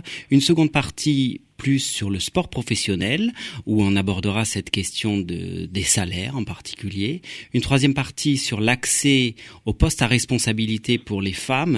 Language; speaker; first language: French; native; French